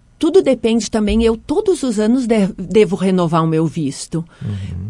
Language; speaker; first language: Portuguese; native; Portuguese